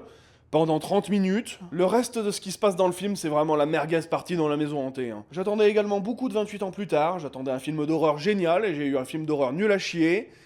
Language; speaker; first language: French; native; French